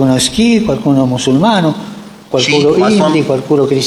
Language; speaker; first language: Italian; non-native, fluent; Spanish